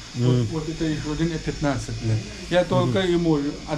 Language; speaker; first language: Russian; non-native, learner; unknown